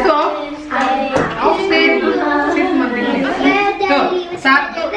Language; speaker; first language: German; non-native, learner; Indonesian